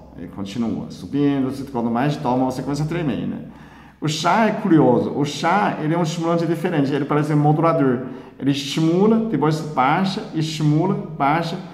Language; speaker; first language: Portuguese; non-native, fluent; Chinese